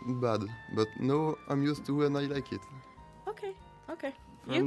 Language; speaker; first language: English; non-native, learner; French